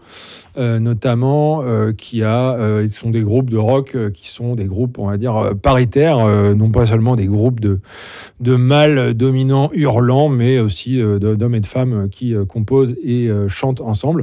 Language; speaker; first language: French; native; French